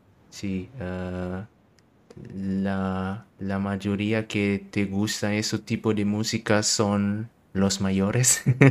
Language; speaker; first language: Spanish; non-native, learner; German